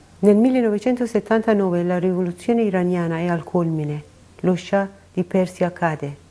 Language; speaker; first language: Italian; non-native, fluent; Persian